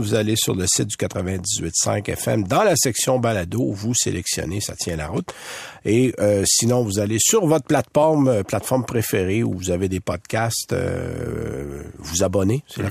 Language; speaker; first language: French; native; French